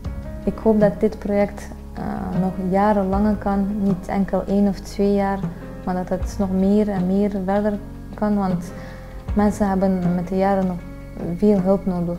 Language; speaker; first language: Dutch; early bilingual, other home language; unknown